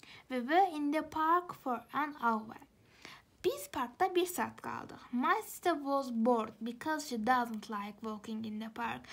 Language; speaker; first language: English; non-native, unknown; Azerbaijani